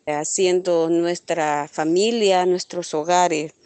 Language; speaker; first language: Spanish; native; Spanish